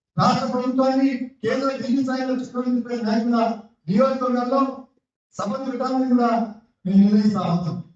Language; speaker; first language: Telugu; non-native, local second language; Lambadi